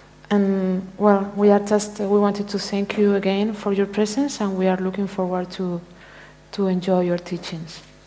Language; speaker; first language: English; non-native, fluent; Spanish